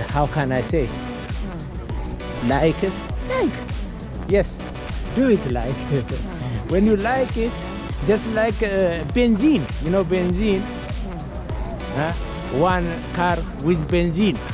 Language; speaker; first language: English; non-native, learner; Amharic